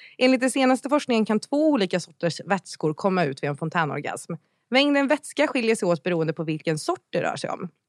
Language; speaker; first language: Swedish; native; Swedish